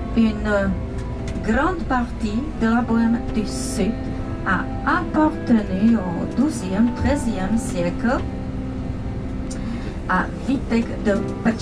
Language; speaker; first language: French; non-native, fluent; Czech